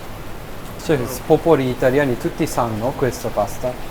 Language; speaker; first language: Italian; non-native, learner; Japanese